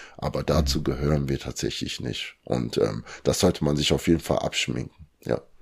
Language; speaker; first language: German; early bilingual, other home language; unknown